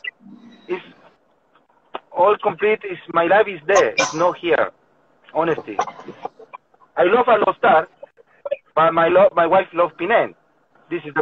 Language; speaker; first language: English; non-native, learner; Spanish